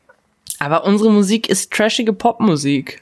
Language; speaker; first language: German; native; German